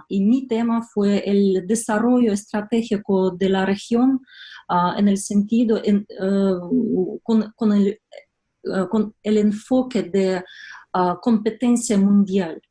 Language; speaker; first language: Spanish; non-native, fluent; Russian